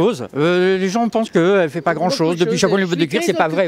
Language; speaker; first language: French; native; French